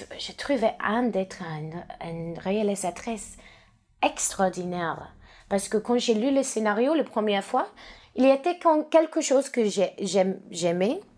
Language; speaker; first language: French; non-native, learner; English